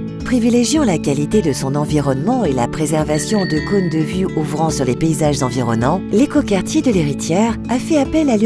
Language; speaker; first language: French; native; French